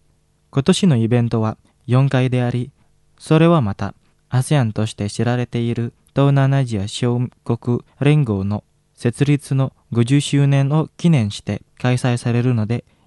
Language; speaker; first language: Japanese; non-native, fluent; Indonesian